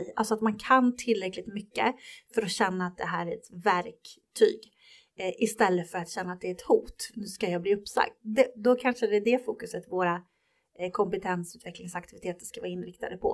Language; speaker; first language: Swedish; native; Swedish